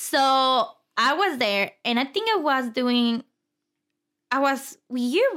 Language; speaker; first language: English; non-native, fluent; Spanish